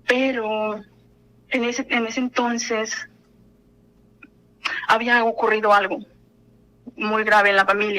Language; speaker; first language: Spanish; native; Spanish